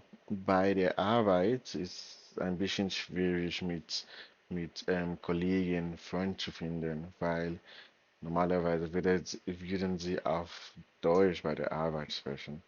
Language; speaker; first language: German; non-native, learner; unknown